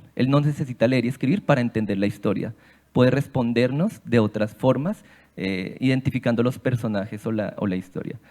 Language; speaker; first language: Spanish; native; Spanish